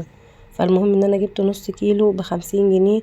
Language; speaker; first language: Arabic; native; Arabic